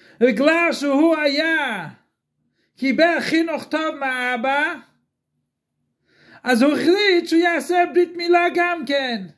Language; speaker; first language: Hebrew; non-native, fluent; English